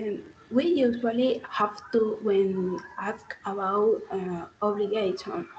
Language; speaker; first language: English; non-native, learner; Spanish